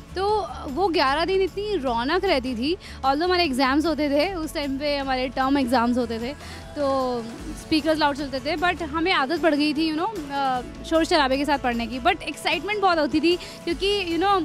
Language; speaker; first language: Hindi; native; Hindi